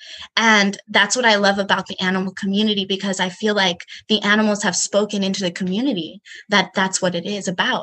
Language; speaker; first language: English; native; English